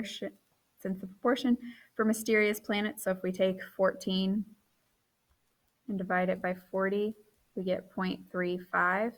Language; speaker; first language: English; native; English